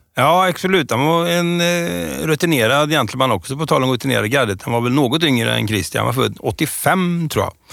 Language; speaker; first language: Swedish; native; Swedish